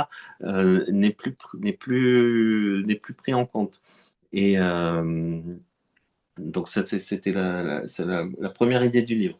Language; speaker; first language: French; native; French